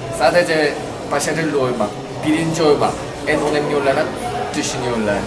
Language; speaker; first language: Turkish; non-native, learner; Korean